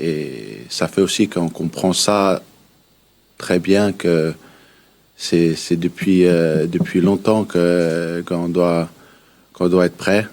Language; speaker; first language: French; early bilingual, heritage; Danish